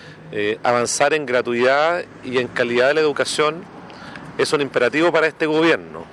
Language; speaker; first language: Spanish; native; Spanish